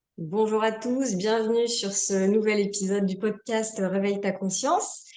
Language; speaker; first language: French; native; French